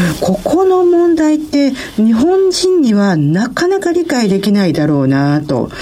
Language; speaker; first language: Japanese; native; Japanese